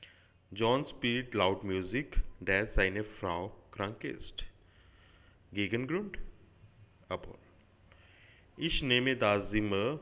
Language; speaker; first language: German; non-native, learner; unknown